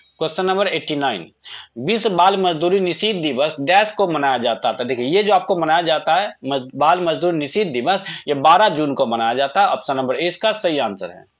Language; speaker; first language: Hindi; native; Hindi